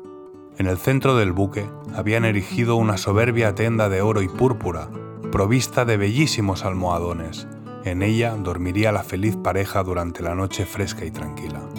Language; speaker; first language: Spanish; native; Spanish